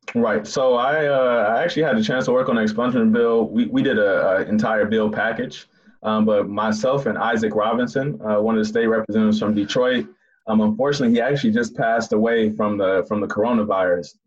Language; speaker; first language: English; native; English